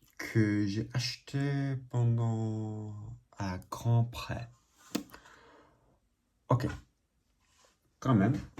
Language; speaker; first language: French; non-native, learner; English